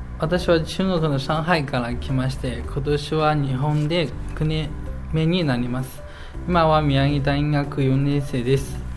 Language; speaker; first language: Japanese; non-native, fluent; Chinese